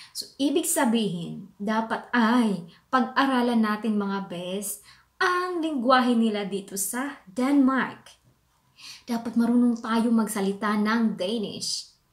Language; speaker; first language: Filipino; native; Filipino